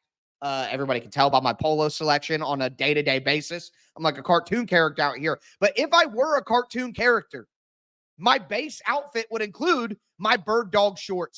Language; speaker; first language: English; native; English